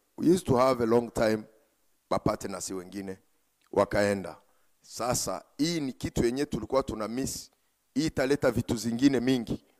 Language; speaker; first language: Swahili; non-native, local second language; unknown